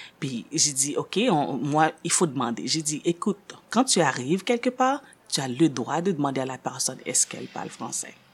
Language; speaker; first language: French; non-native, local second language; Haitian Creole